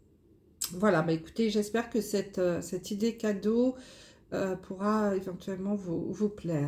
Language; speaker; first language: French; native; French